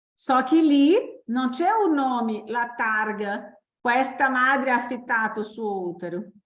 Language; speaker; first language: Italian; non-native, fluent; Portuguese